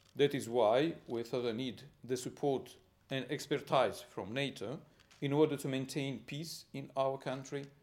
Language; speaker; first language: English; non-native, fluent; Romanian